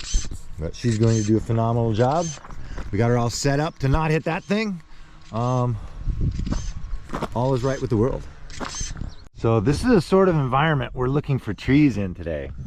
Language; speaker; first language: English; native; English